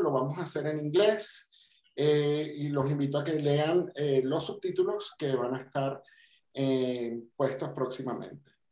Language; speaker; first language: Spanish; native; Spanish